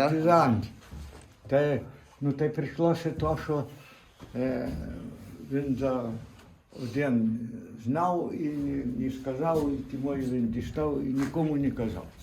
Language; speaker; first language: Ukrainian; native; Ukrainian